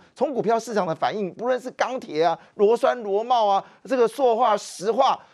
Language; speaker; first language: Chinese; native; Chinese